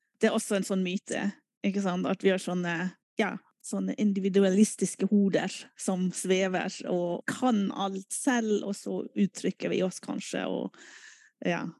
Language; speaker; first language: Norwegian; non-native, fluent; German